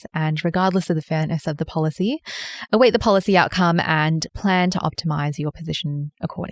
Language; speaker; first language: English; native; English